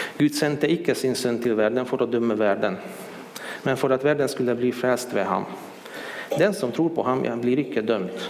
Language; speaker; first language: Swedish; non-native, fluent; Hungarian